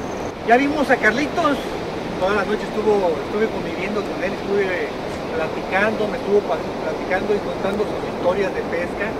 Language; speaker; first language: Spanish; native; Spanish